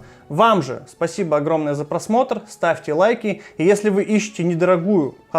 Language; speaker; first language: Russian; native; Russian